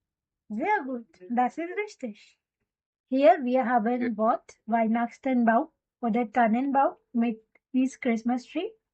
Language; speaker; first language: German; non-native, learner; Hindi